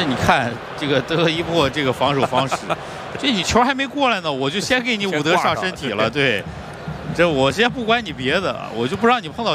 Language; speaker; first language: Chinese; native; Chinese